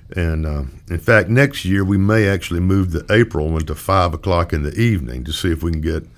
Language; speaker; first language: English; native; English